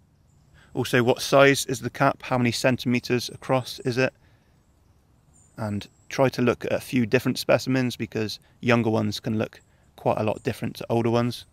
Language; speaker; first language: English; native; English